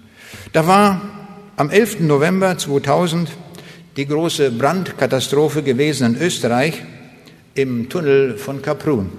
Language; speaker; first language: German; native; German